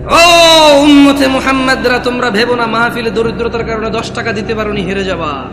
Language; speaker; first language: Bangla; early bilingual, heritage; Bangla